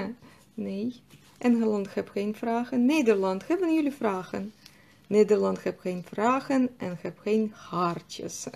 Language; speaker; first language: Dutch; non-native, learner; Russian